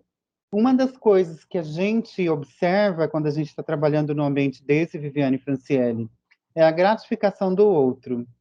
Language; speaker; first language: Portuguese; native; Portuguese